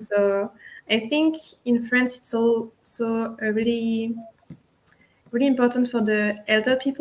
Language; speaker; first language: English; non-native, fluent; French